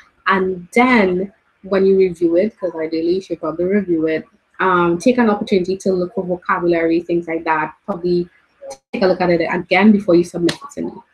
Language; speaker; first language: English; native; English